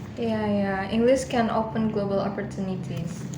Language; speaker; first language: English; non-native, learner; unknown